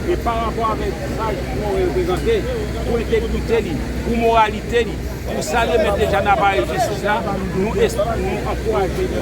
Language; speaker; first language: French; non-native, local second language; Haitian Creole